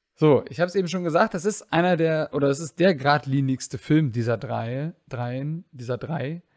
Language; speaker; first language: German; native; German